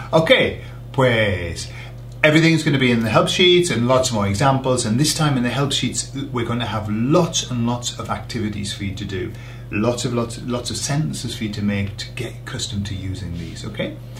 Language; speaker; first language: English; native; English